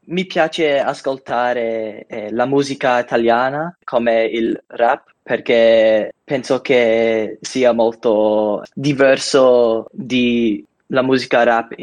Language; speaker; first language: Italian; non-native, learner; English